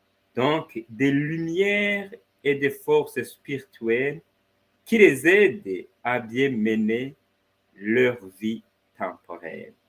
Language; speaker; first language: French; non-native, fluent; Spanish